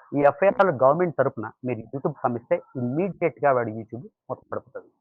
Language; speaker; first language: Telugu; native; Telugu